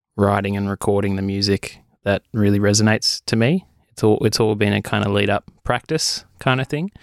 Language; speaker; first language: English; native; English